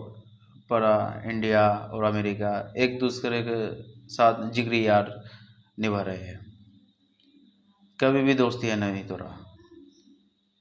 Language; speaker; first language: Hindi; non-native, local second language; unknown